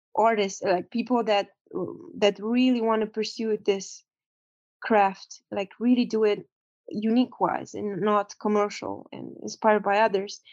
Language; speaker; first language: English; non-native, fluent; Romanian